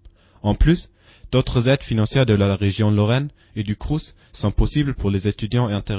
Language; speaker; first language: French; native; French